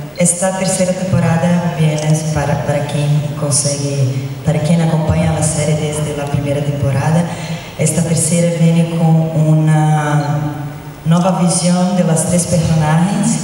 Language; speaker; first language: Spanish; non-native, learner; Portuguese